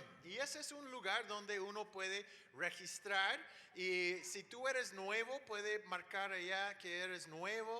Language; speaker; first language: Spanish; non-native, fluent; English